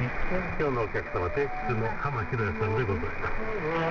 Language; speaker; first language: Japanese; native; Japanese